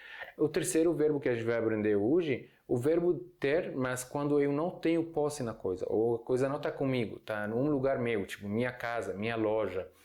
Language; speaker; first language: Portuguese; non-native, fluent; Arabic